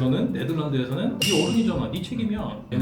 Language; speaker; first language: Korean; native; Korean